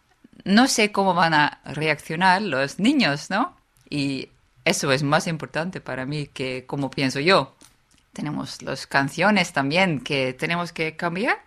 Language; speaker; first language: Spanish; non-native, fluent; Dutch